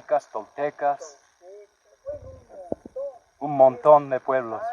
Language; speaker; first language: Spanish; non-native, learner; English